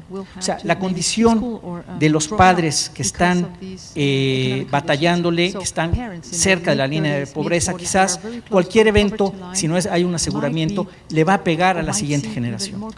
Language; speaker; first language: Spanish; native; Spanish